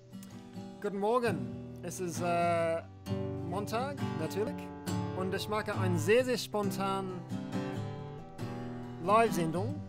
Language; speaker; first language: German; non-native, learner; English